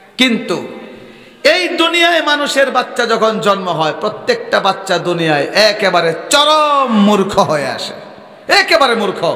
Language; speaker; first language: Bangla; native; Bangla